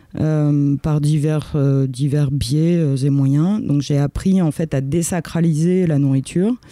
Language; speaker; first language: French; early bilingual, other home language; Romanian